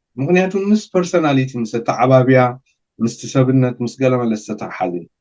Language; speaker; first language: Tigrinya; native; Tigrinya